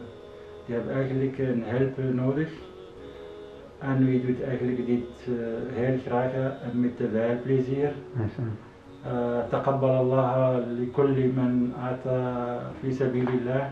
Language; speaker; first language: Dutch; non-native, learner; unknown